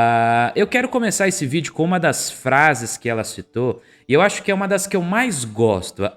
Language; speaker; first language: Portuguese; native; Portuguese